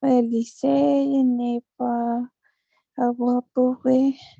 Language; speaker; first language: French; non-native, learner; Spanish